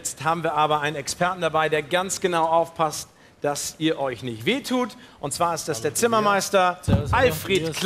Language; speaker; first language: German; native; German